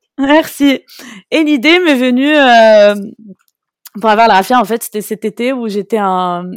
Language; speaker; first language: French; non-native, local second language; Arabic